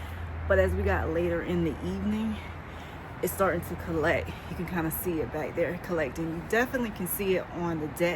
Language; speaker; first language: English; native; English